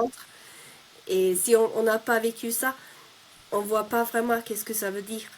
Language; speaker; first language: French; non-native, fluent; Finnish